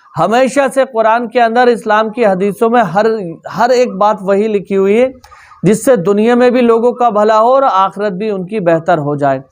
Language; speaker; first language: Urdu; native; Urdu